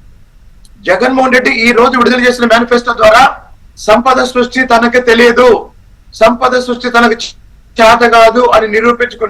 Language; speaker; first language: Telugu; native; Telugu